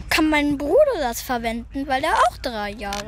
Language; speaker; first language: German; non-native, learner; English